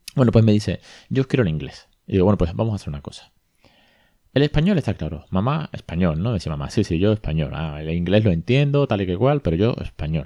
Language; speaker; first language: Spanish; native; Spanish